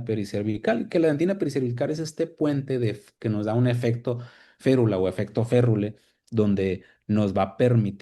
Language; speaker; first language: Spanish; native; Spanish